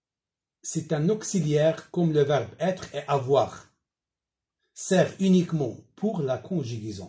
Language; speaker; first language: French; non-native, local second language; Arabic